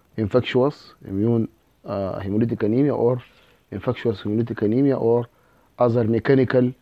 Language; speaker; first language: English; non-native, fluent; Arabic